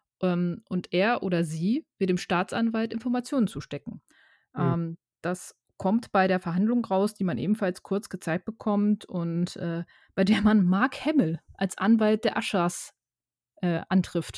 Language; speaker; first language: German; native; German